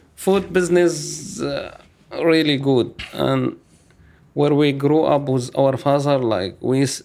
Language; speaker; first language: English; non-native, learner; Arabic